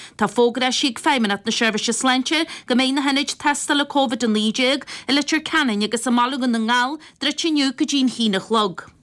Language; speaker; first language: Irish; native; Irish